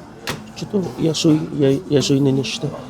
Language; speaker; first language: Japanese; non-native, learner; Filipino